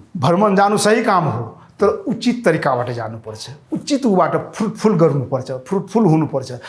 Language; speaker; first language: Nepali; non-native, local second language; Rana Tharu